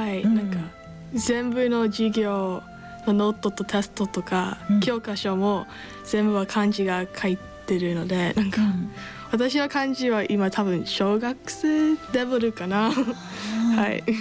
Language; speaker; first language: Japanese; non-native, learner; English